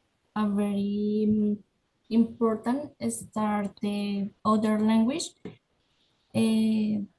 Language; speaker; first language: English; non-native, learner; Spanish